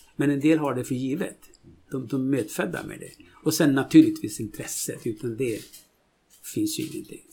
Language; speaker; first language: Swedish; non-native, fluent; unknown